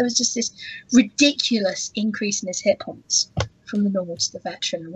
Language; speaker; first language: English; native; English